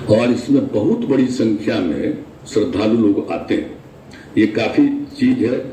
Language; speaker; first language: Hindi; native; Hindi